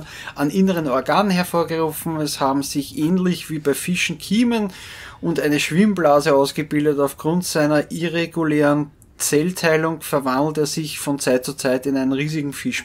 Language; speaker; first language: German; native; German